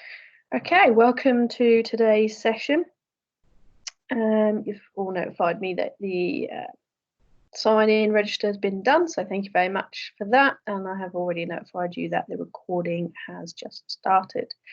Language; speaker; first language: English; native; English